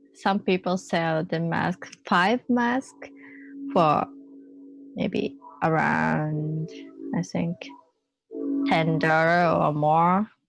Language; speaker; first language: English; non-native, learner; Japanese